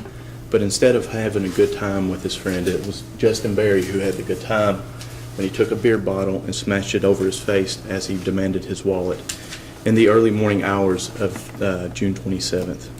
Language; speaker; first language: English; native; English